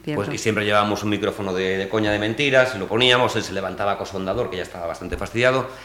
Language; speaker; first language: Spanish; native; Spanish